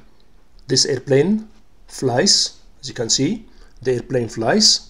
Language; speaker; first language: English; non-native, local second language; Amharic